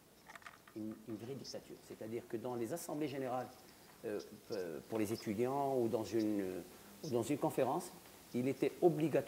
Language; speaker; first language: French; non-native, local second language; Arabic